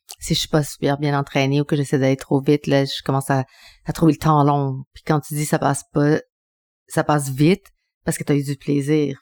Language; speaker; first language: French; early bilingual, other home language; Spanish